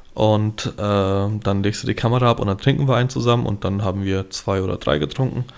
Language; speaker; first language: German; early bilingual, other home language; Polish